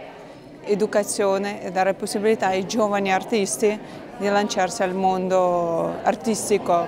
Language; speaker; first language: Italian; non-native, fluent; Albanian